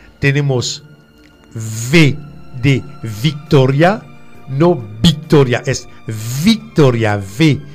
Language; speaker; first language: Spanish; non-native, fluent; French